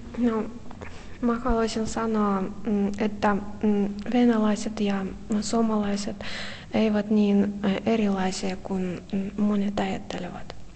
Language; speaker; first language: Finnish; non-native, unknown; Russian